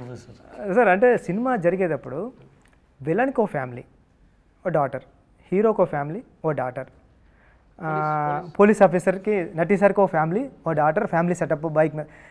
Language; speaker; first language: Telugu; native; Telugu